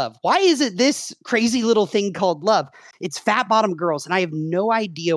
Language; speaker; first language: English; native; English